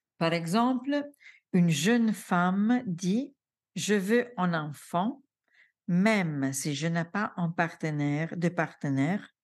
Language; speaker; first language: French; non-native, fluent; Italian